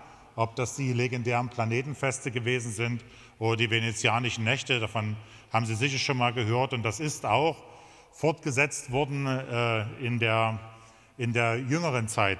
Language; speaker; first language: German; native; German